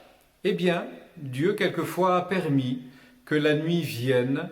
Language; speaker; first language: French; native; French